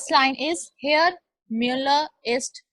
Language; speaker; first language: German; non-native, learner; Hindi